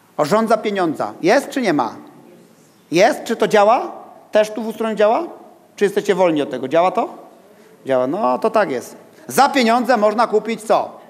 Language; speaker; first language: Polish; native; Polish